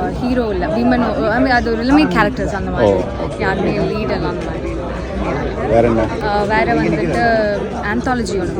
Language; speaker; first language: Tamil; non-native, local second language; Malayalam